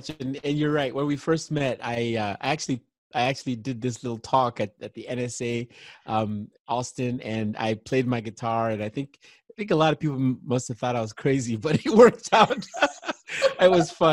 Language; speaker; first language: English; non-native, local second language; Igbo